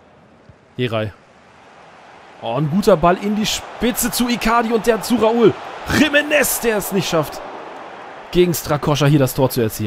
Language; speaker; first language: German; native; German